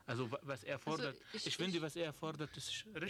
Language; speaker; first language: German; non-native, learner; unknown